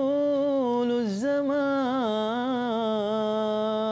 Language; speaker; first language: Arabic; non-native, learner; Malay